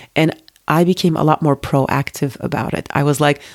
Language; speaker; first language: English; non-native, fluent; Turkish